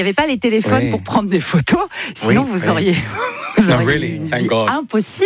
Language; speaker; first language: French; native; French